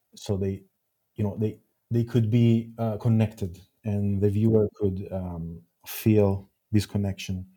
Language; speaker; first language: English; non-native, fluent; Italian